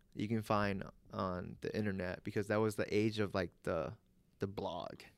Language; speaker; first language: English; early bilingual, other home language; Vietnamese